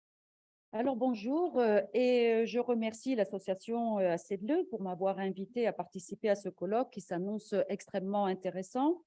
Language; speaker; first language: French; native; French